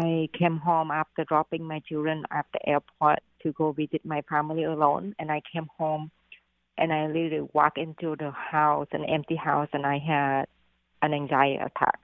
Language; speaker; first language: English; non-native, fluent; Vietnamese